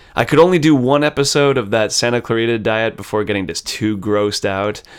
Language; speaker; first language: English; native; English